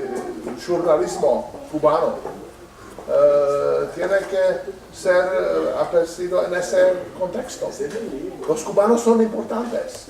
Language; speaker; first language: Spanish; non-native, learner; Czech